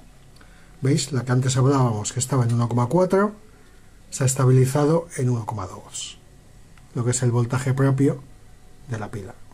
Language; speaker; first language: Spanish; native; Spanish